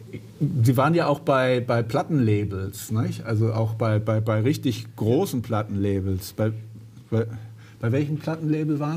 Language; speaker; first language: German; native; German